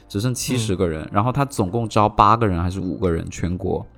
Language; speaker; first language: Chinese; non-native, local second language; Cantonese